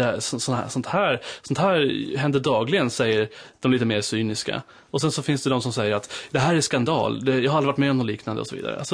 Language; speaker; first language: Swedish; native; Swedish